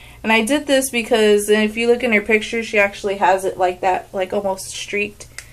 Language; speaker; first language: English; early bilingual, other home language; Spanish